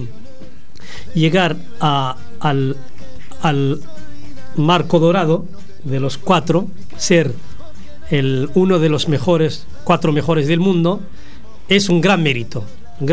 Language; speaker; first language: Spanish; non-native, fluent; Arabic